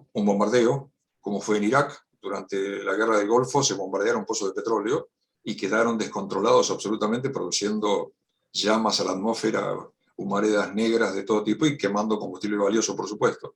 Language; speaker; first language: Spanish; native; Spanish